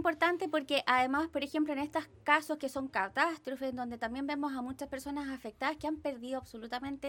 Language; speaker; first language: Spanish; native; Spanish